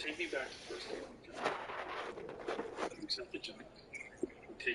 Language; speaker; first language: English; native; English